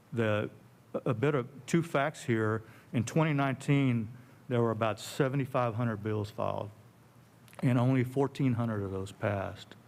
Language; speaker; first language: English; native; English